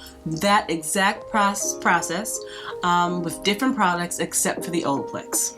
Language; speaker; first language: English; native; English